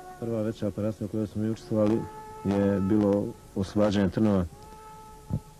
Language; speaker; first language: Bosnian; native; Bosnian